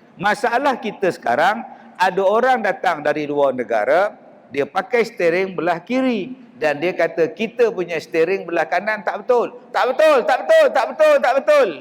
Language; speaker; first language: Malay; native; Malay